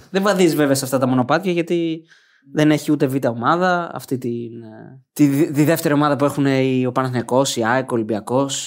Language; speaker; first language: Greek; native; Greek